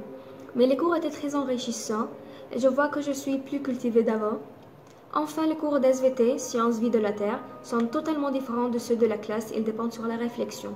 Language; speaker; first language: French; non-native, fluent; Arabic